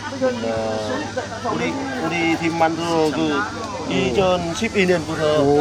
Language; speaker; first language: Korean; non-native, learner; Vietnamese